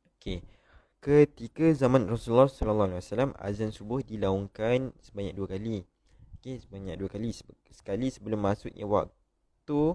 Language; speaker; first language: Malay; native; Malay